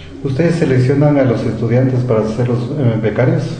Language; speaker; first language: Spanish; native; Spanish